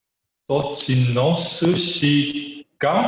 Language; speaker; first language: Japanese; non-native, learner; English